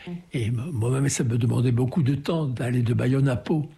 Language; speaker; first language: French; native; French